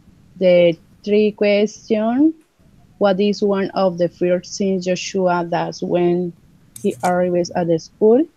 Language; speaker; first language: English; non-native, learner; Spanish